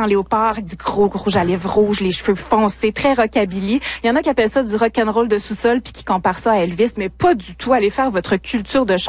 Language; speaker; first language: French; native; French